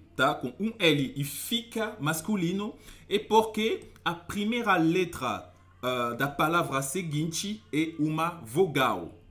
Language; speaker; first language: Portuguese; non-native, fluent; French